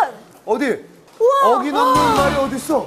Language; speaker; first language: Korean; native; Korean